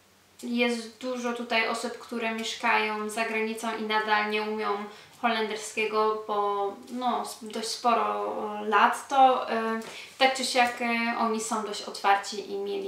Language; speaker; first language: Polish; early bilingual, heritage; Polish